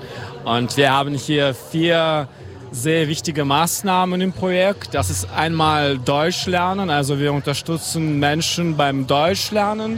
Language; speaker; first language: German; non-native, fluent; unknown